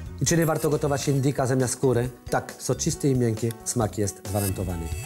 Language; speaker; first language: Polish; non-native, learner; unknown